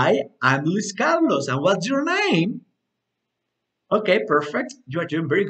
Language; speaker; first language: English; non-native, learner; Spanish